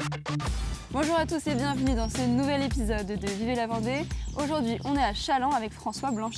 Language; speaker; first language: French; native; French